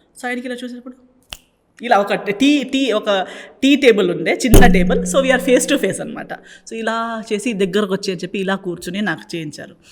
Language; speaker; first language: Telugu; non-native, fluent; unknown